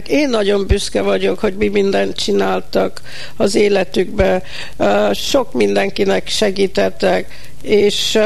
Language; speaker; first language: Hungarian; early bilingual, heritage; Hungarian